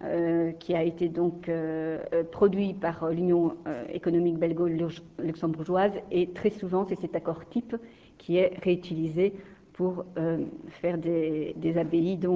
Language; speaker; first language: French; native; French